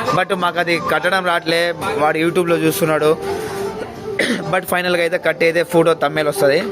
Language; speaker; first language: Telugu; non-native, local second language; Lambadi